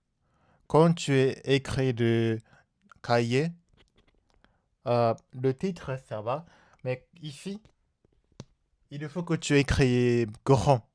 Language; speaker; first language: French; non-native, learner; Japanese